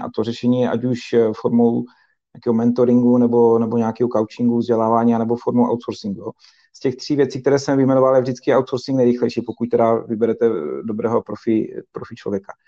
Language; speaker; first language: Czech; native; Czech